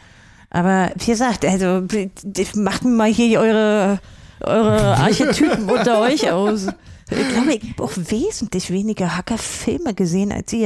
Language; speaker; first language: German; native; German